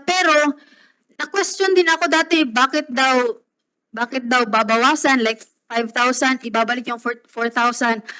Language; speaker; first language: Filipino; non-native, local second language; Cebuano